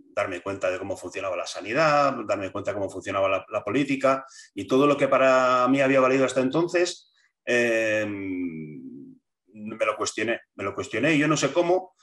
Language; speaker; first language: Spanish; native; Spanish